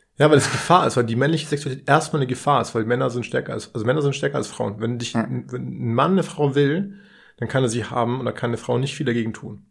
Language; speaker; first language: German; native; German